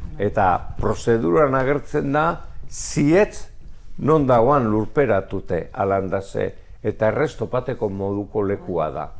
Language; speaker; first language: Basque; native; Basque